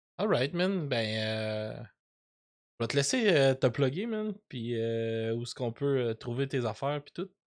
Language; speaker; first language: French; native; French